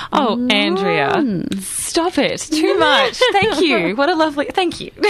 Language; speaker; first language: English; native; English